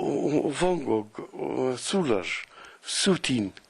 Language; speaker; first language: French; non-native, local second language; Arabic